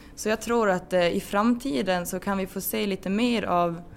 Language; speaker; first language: Swedish; native; Swedish